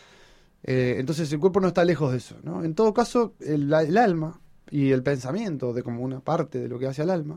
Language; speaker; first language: Spanish; native; Spanish